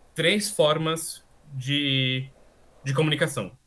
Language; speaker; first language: Portuguese; non-native, fluent; German